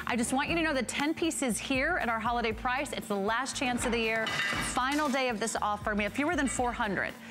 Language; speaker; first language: English; native; English